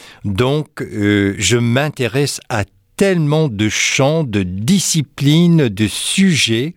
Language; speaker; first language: French; non-native, fluent; English